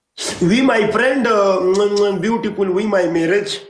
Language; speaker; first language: English; non-native, learner; Pashto